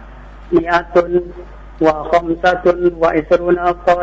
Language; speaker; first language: Arabic; non-native, learner; Indonesian